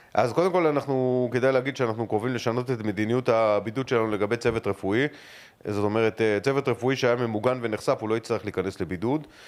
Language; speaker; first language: Hebrew; native; Hebrew